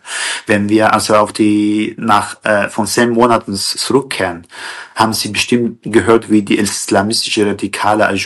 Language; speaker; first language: German; non-native, fluent; Kurdish